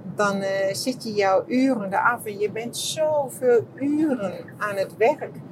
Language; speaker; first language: Dutch; non-native, fluent; Czech